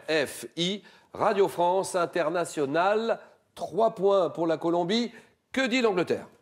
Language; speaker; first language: French; native; French